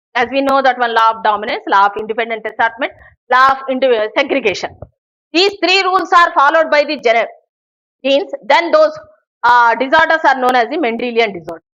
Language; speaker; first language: English; non-native, local second language; Telugu